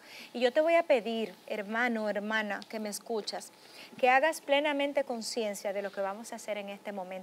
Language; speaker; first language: Spanish; native; Spanish